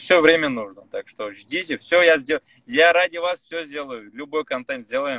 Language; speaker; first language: Russian; native; Russian